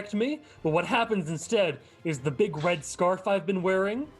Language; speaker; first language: English; native; English